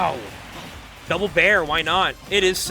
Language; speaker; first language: English; native; English